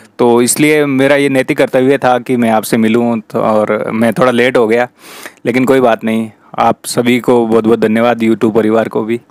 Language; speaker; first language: Hindi; native; Hindi